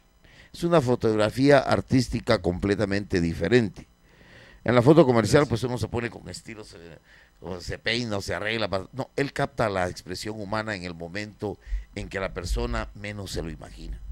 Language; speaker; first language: Spanish; native; Spanish